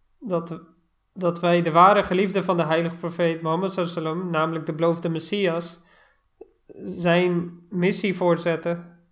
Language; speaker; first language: Dutch; non-native, fluent; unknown